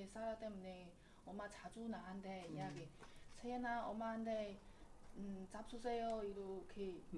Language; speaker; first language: Korean; non-native, learner; Chinese